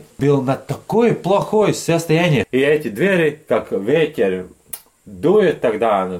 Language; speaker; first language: Russian; non-native, local second language; Latvian